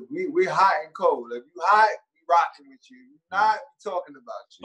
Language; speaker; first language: English; native; English